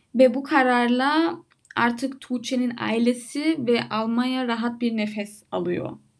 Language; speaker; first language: Turkish; early bilingual, heritage; Turkish